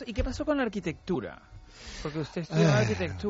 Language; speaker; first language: Spanish; native; Spanish